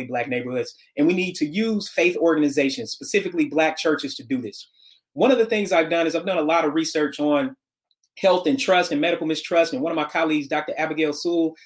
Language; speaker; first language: English; native; English